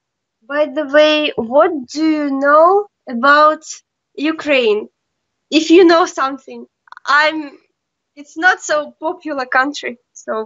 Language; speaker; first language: English; non-native, learner; Russian